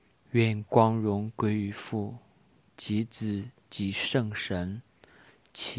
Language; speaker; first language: Chinese; native; Chinese